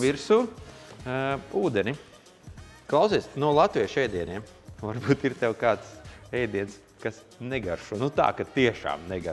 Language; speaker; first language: Latvian; native; Latvian